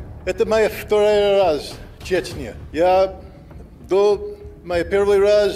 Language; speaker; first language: Russian; non-native, learner; English